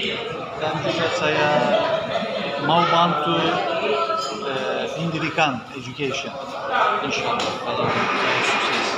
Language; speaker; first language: Indonesian; non-native, learner; English